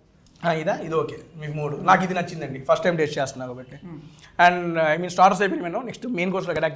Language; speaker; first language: Telugu; native; Telugu